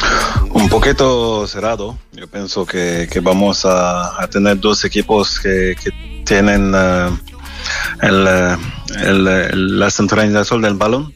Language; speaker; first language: Spanish; non-native, fluent; French